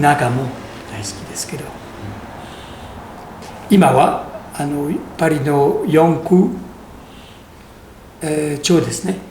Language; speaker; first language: Japanese; non-native, learner; French